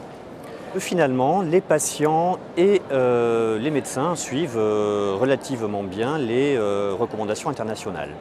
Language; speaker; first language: French; native; French